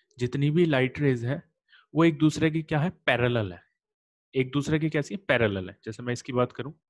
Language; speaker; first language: Hindi; native; Hindi